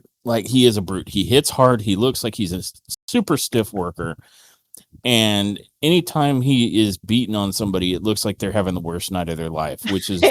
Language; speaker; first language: English; native; English